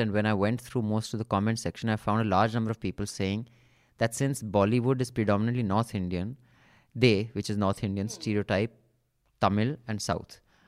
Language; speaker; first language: English; non-native, local second language; Hindi